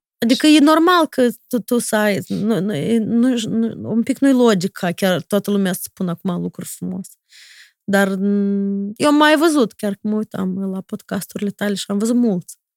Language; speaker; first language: Romanian; native; Romanian